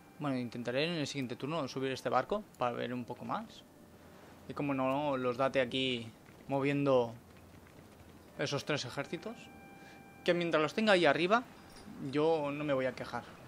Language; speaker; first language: Spanish; native; Spanish